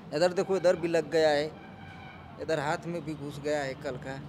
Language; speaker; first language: Hindi; native; Hindi